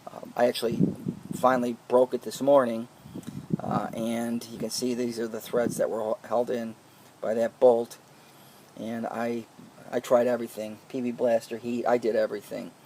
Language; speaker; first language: English; native; English